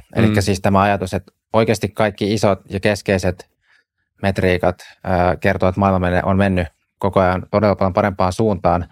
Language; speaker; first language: Finnish; native; Finnish